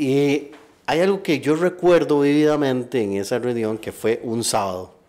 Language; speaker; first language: Spanish; native; Spanish